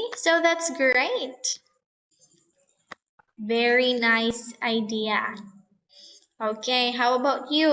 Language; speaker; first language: English; non-native, fluent; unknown